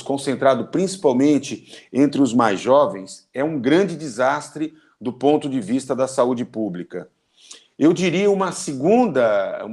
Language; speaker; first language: Portuguese; native; Portuguese